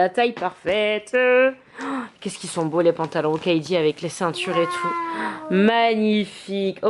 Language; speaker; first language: French; native; French